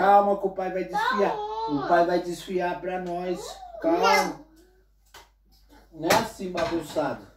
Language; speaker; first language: Portuguese; native; Portuguese